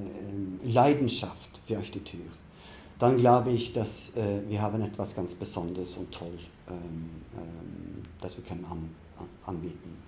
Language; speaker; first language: German; non-native, fluent; Norwegian